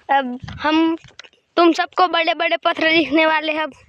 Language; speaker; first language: Hindi; non-native, local second language; Gujarati